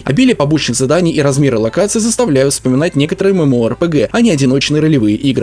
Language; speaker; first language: Russian; native; Russian